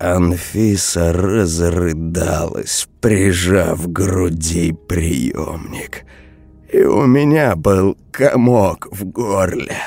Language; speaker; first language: Russian; native; Russian